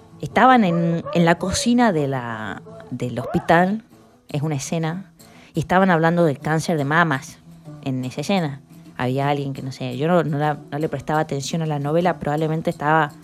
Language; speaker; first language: Spanish; native; Spanish